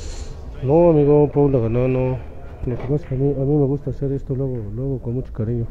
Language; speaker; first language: Spanish; native; Spanish